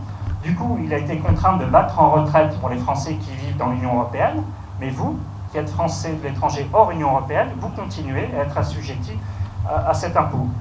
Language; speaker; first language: French; native; French